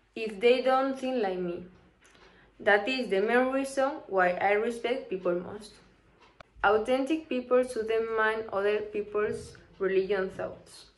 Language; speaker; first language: English; non-native, learner; Spanish